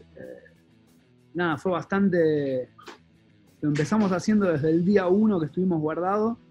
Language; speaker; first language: Spanish; native; Spanish